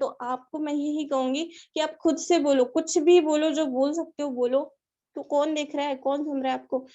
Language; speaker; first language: Hindi; non-native, local second language; Marathi